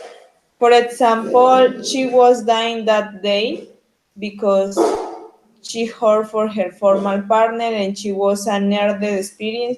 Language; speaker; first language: English; non-native, learner; Spanish